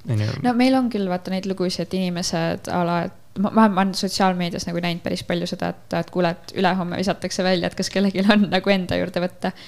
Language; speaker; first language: Estonian; native; Estonian